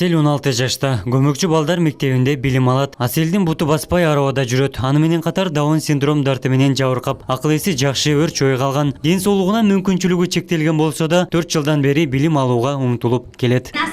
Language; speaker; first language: Kyrgyz; native; Kyrgyz